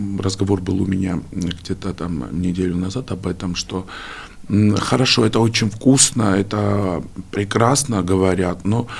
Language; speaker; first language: Russian; non-native, fluent; Georgian